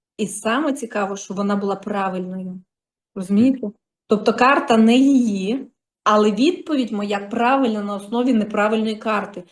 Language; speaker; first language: Ukrainian; native; Ukrainian